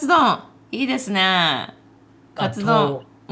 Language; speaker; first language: Japanese; native; Japanese